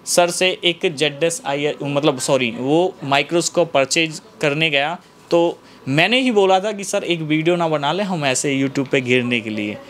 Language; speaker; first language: Hindi; native; Hindi